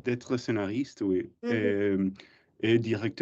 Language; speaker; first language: French; non-native, learner; English